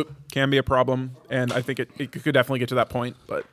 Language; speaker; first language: English; native; English